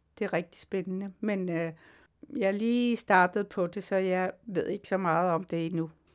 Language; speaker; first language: Danish; non-native, local second language; Kalaallisut